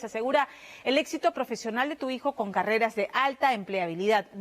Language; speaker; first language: Spanish; native; Spanish